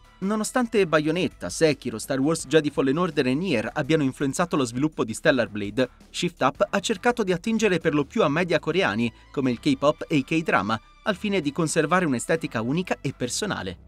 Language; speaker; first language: Italian; native; Italian